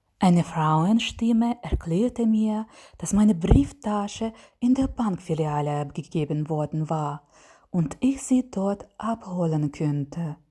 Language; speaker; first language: German; non-native, learner; Ukrainian